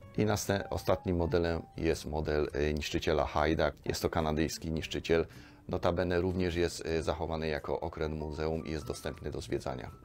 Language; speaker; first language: Polish; native; Polish